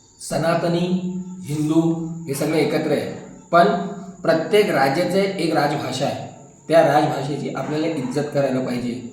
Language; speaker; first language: Marathi; non-native, local second language; Hindi